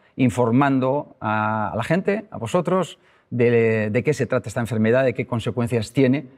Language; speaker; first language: Spanish; native; Spanish